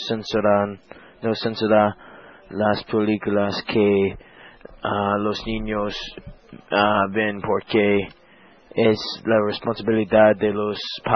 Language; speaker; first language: Spanish; non-native, learner; English